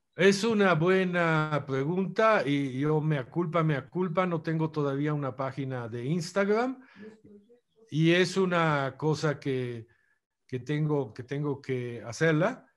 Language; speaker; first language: Spanish; non-native, fluent; Italian